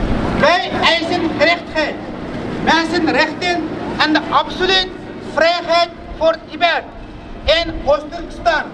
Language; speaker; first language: Dutch; non-native, fluent; Uyghur